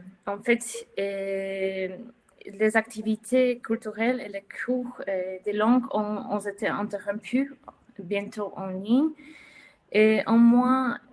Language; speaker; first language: French; non-native, fluent; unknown